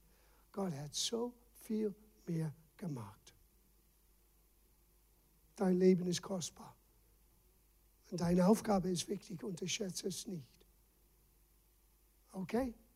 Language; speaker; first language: German; non-native, fluent; English